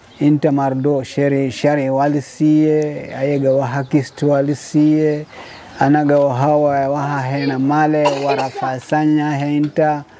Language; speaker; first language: Somali; non-native, learner; Swahili